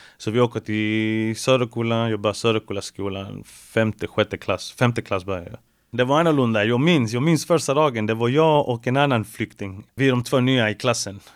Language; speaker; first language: Swedish; early bilingual, other home language; Spanish